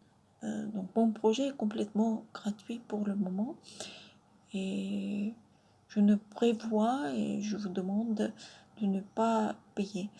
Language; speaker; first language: French; non-native, fluent; Russian